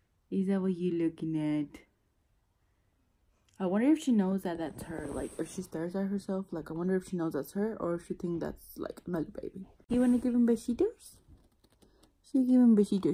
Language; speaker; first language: English; early bilingual, other home language; Spanish